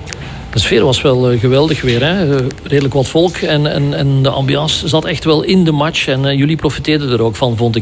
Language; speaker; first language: Dutch; native; Dutch